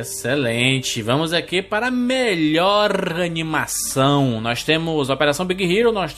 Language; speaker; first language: Portuguese; native; Portuguese